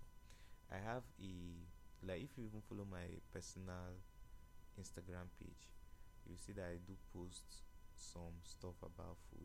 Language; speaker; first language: English; non-native, local second language; Igbo